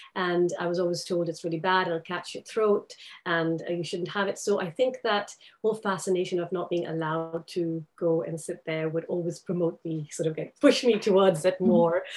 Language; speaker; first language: English; non-native, local second language; Urdu